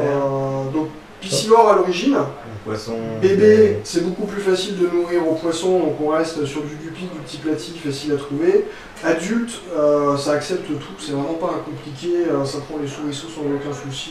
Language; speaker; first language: French; native; French